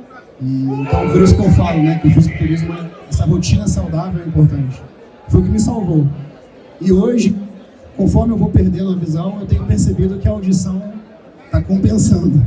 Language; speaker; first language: Portuguese; native; Portuguese